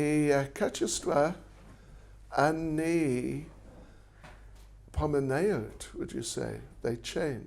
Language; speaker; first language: Russian; non-native, learner; English